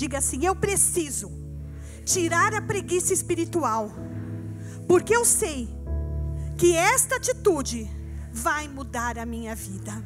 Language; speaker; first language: Portuguese; native; Portuguese